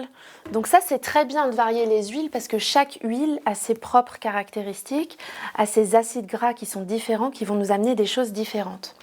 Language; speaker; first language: French; native; French